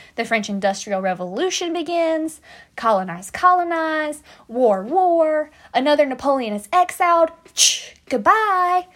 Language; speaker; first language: English; native; English